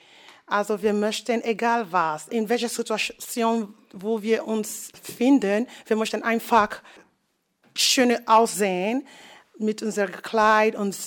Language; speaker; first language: German; non-native, learner; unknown